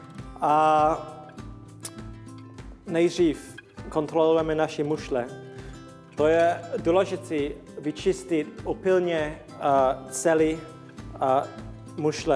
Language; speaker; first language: Czech; non-native, learner; English